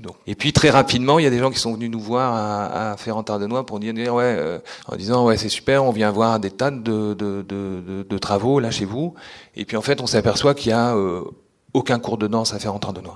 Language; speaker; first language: French; native; French